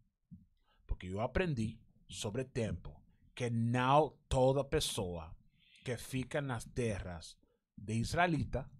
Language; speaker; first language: Portuguese; non-native, learner; Spanish